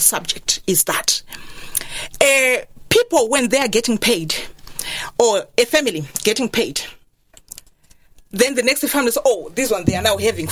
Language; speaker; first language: English; non-native, local second language; Shona